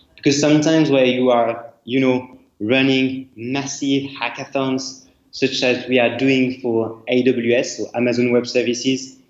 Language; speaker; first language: English; non-native, fluent; French